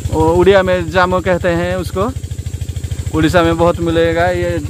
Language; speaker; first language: Hindi; non-native, local second language; Odia